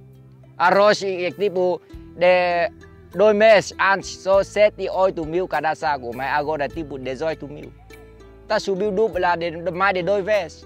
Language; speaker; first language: Portuguese; non-native, learner; Vietnamese